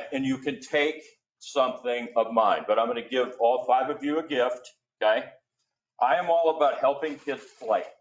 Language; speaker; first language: English; native; English